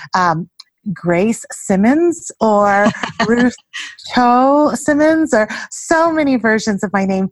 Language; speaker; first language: English; early bilingual, other home language; Chinese